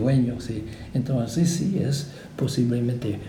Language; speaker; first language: Spanish; non-native, fluent; English